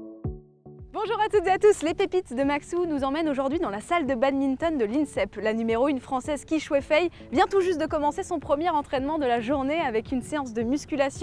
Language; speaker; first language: French; native; French